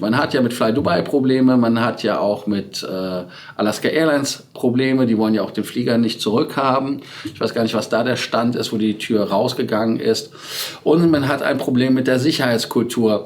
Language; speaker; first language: German; native; German